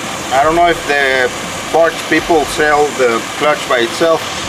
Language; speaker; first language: English; non-native, fluent; Spanish